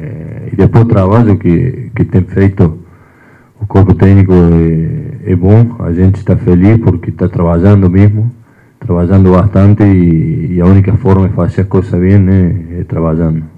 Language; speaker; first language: Portuguese; non-native, fluent; Spanish